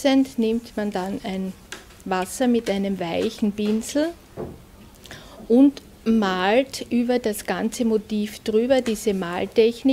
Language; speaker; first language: German; native; German